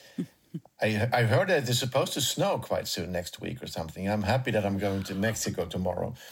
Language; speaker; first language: English; non-native, fluent; Swedish